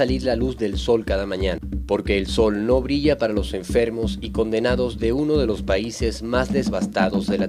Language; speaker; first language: Spanish; native; Spanish